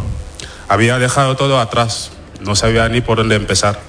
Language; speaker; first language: Spanish; non-native, fluent; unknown